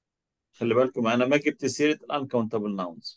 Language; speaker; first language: Arabic; native; Arabic